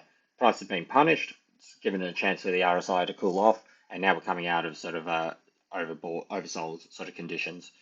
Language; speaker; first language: English; native; English